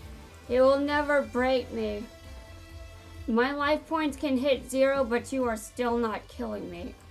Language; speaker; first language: English; native; English